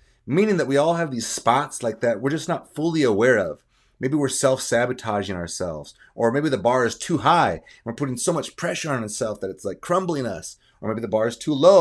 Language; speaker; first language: English; native; English